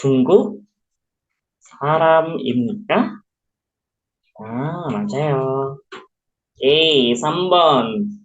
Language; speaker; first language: Korean; non-native, learner; Indonesian